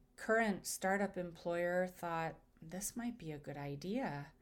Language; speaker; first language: English; native; English